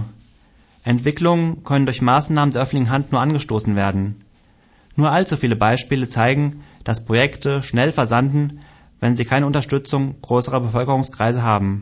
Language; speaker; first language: German; native; German